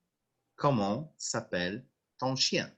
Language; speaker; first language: French; non-native, local second language; Arabic